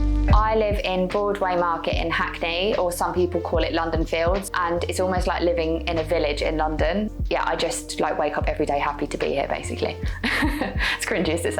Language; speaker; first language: English; native; English